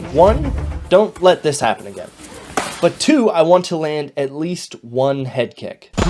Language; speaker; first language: English; native; English